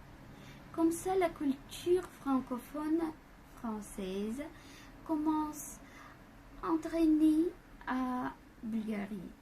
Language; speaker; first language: French; non-native, fluent; Bulgarian